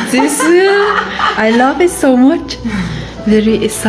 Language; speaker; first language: English; non-native, learner; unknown